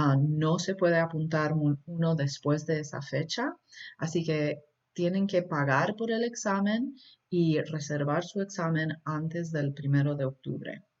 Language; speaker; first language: Spanish; early bilingual, heritage; Spanish